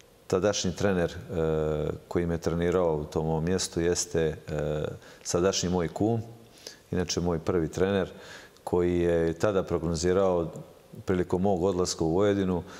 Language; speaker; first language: Serbian; native; Serbian